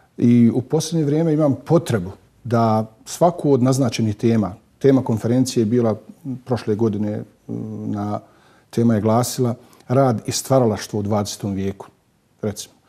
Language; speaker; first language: Bosnian; native; Bosnian